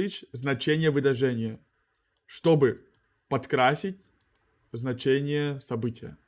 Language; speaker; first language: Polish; non-native, learner; Russian